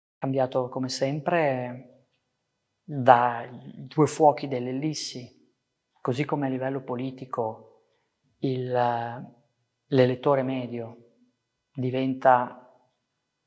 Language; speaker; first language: Italian; early bilingual, other home language; Persian